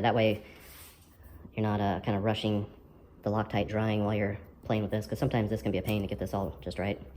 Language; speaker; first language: English; native; English